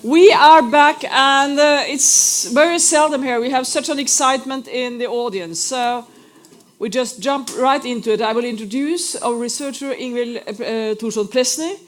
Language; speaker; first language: English; non-native, fluent; Norwegian